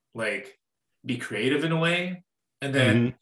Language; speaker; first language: English; native; English